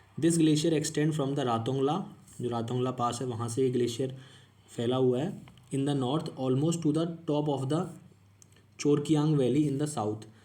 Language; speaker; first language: Hindi; native; Hindi